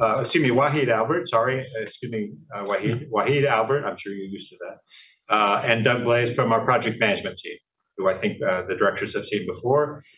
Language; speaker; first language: English; native; English